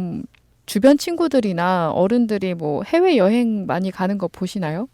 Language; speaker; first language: Korean; native; Korean